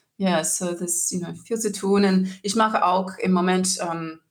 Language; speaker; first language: German; non-native, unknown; English